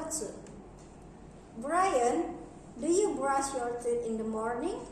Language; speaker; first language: English; non-native, learner; Indonesian